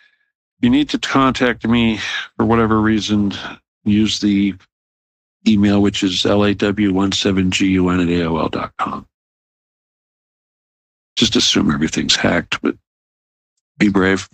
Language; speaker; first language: English; native; English